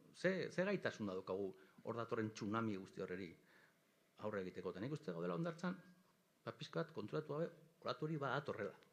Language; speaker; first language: Basque; native; Basque